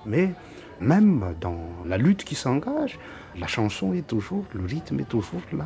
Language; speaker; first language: French; non-native, local second language; Malagasy